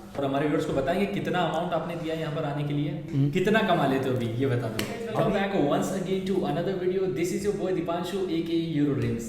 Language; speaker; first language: Hindi; native; Hindi